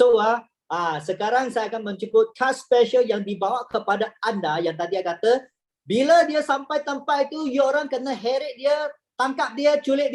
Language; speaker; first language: Malay; native; Malay